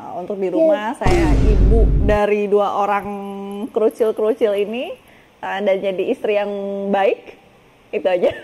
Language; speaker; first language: Indonesian; native; Indonesian